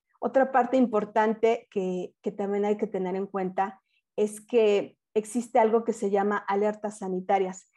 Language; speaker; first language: Spanish; native; Spanish